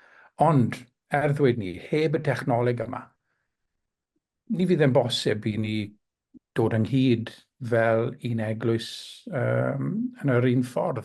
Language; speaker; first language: Welsh; non-native, local second language; English